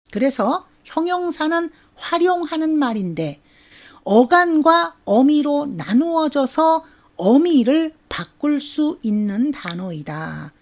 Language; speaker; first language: Korean; native; Korean